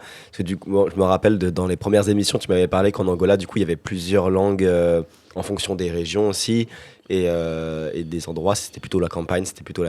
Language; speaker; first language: French; native; French